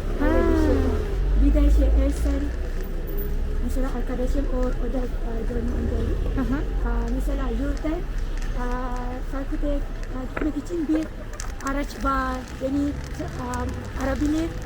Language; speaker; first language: Turkish; non-native, learner; Malay